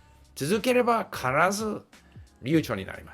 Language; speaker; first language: Japanese; non-native, fluent; English